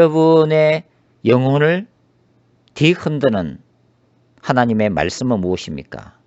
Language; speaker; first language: Korean; native; Korean